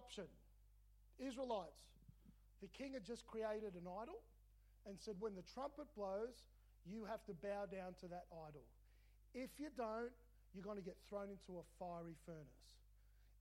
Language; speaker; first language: English; native; English